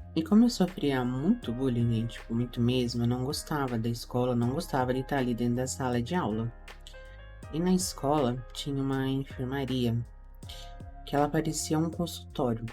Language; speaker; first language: Portuguese; native; Portuguese